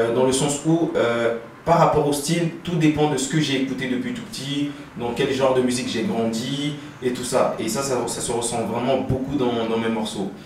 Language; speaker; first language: French; early bilingual, other home language; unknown